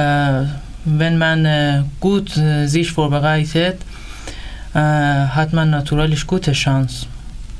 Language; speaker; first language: German; non-native, learner; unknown